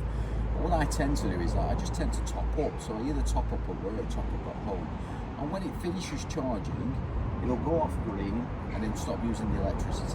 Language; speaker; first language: English; native; English